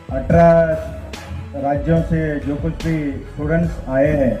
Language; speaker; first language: Hindi; non-native, local second language; Kannada